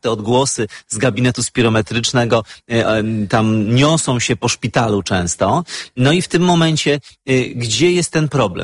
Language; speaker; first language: Polish; native; Polish